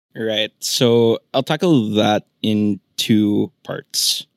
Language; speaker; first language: English; non-native, local second language; Filipino